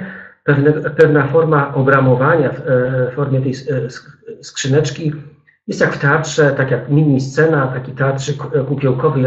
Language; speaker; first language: Polish; native; Polish